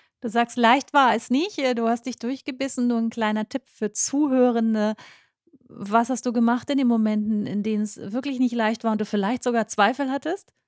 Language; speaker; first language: German; native; German